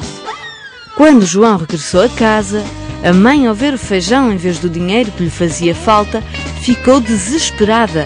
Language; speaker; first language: Portuguese; native; Portuguese